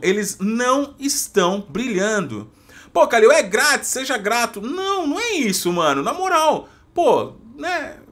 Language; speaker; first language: Portuguese; native; Portuguese